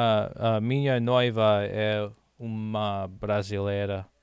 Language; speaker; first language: Portuguese; non-native, learner; English